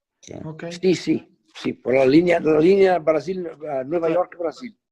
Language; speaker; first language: Spanish; non-native, fluent; Portuguese